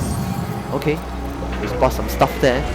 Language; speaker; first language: English; non-native, learner; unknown